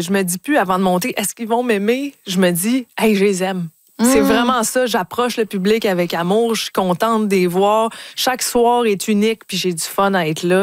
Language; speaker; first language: French; native; French